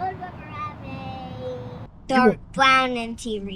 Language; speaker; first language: English; native; English